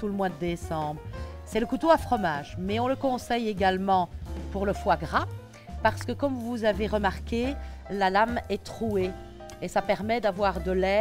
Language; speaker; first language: French; native; French